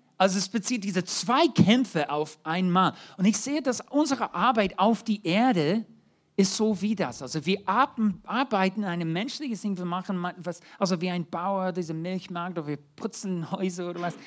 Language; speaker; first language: German; non-native, fluent; English